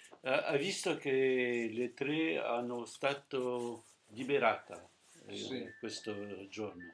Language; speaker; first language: Italian; non-native, learner; French